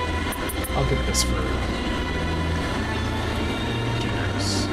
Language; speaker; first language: English; native; English